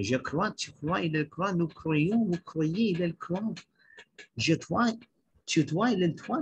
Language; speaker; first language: French; non-native, fluent; Hindi